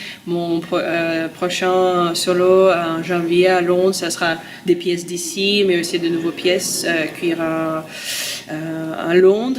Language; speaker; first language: French; non-native, fluent; Russian